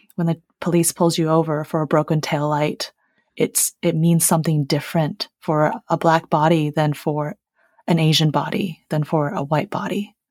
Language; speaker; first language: English; early bilingual, other home language; Chinese